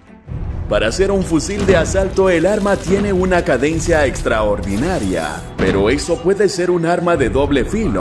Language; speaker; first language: Spanish; native; Spanish